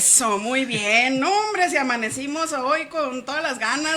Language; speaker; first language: Spanish; native; Spanish